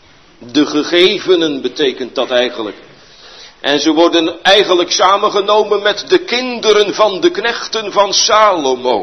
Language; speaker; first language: Dutch; native; Dutch